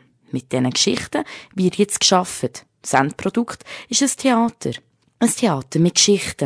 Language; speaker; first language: German; native; German